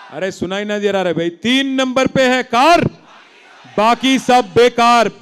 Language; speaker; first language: Hindi; non-native, local second language; Telugu